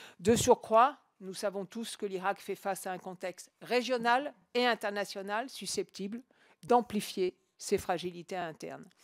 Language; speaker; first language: French; native; French